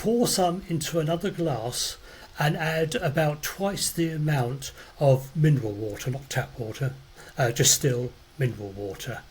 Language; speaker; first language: English; native; English